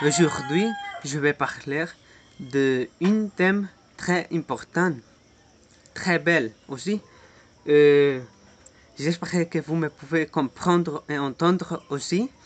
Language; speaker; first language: French; non-native, learner; Spanish